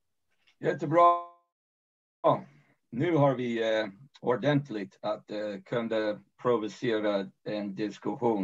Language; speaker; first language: Swedish; non-native, fluent; English